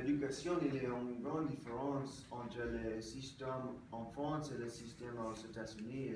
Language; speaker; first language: French; non-native, learner; English